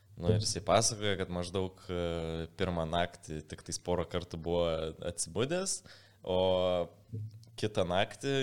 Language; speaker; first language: Lithuanian; native; Lithuanian